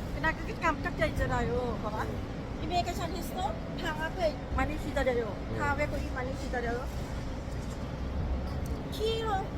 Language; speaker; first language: Korean; non-native, learner; Thai